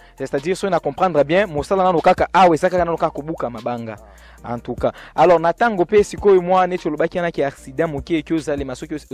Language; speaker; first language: Lingala; native; Lingala